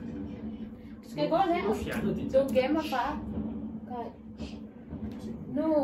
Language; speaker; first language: Danish; non-native, learner; Filipino